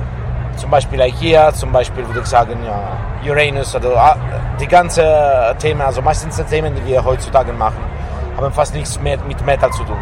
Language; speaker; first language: German; non-native, fluent; Italian